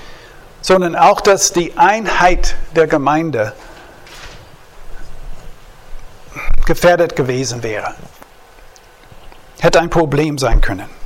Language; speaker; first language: German; non-native, fluent; English